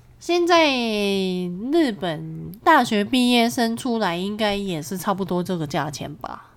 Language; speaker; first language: Chinese; native; Chinese